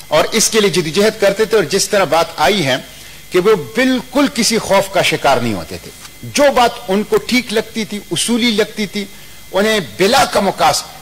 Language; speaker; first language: Urdu; non-native, local second language; Pashto